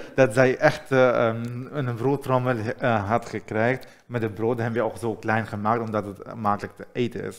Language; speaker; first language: Dutch; non-native, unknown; Arabic